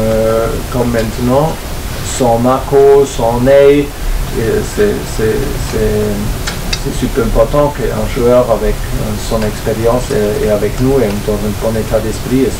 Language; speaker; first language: French; non-native, fluent; German